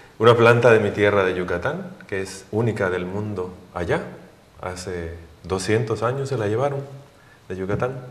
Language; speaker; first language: Spanish; native; Spanish